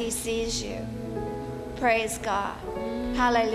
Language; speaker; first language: English; native; English